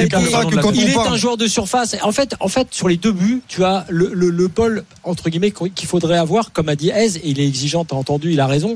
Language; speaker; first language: French; native; French